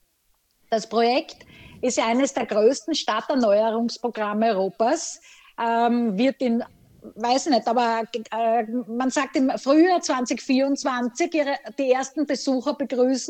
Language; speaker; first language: German; native; German